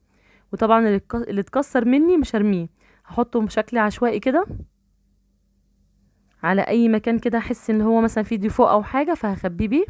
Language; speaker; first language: Arabic; native; Arabic